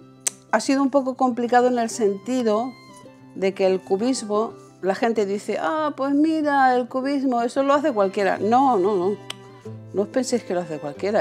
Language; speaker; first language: Spanish; native; Spanish